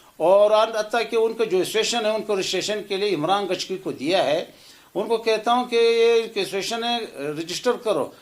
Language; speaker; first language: Urdu; non-native, local second language; Pashto